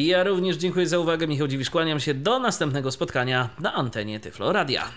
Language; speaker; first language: Polish; native; Polish